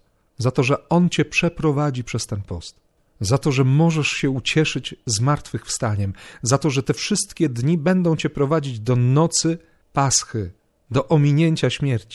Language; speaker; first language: Polish; native; Polish